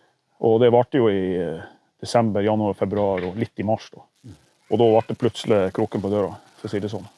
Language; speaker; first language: Norwegian; native; Norwegian